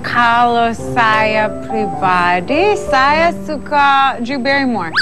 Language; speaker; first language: Indonesian; non-native, fluent; English